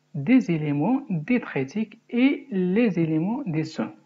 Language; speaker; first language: French; non-native, local second language; Arabic